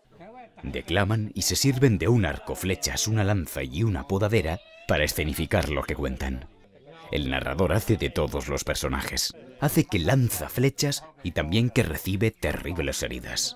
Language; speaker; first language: Spanish; native; Spanish